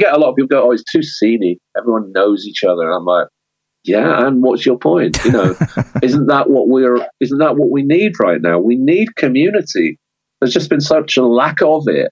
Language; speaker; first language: English; native; English